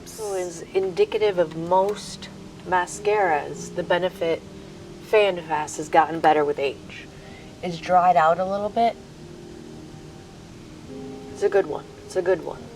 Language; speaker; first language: English; native; English